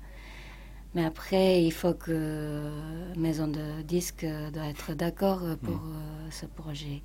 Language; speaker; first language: French; non-native, fluent; Japanese